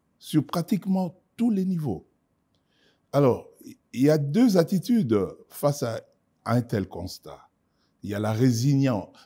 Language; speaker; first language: French; non-native, local second language; Lingala